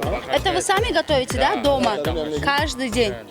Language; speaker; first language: Russian; non-native, local second language; Tajik